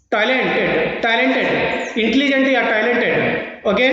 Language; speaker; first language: Hindi; non-native, local second language; Kannada